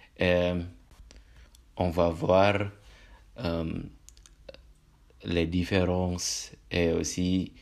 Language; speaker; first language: French; non-native, learner; Indonesian